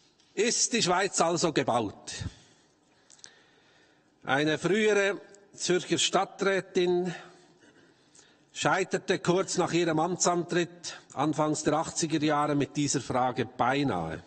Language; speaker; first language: German; native; German